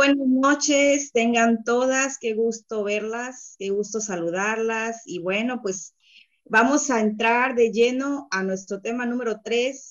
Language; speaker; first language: Spanish; native; Spanish